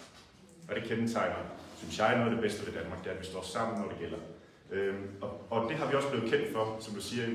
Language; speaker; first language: Danish; native; Danish